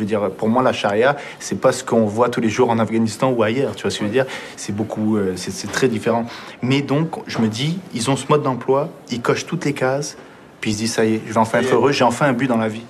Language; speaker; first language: French; early bilingual, other home language; Arabic